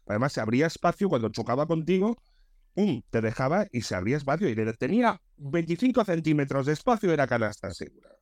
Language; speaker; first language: Spanish; native; Spanish